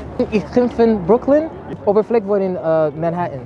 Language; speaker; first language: German; non-native, learner; English